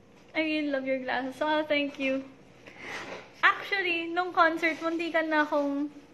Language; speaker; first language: English; non-native, local second language; Filipino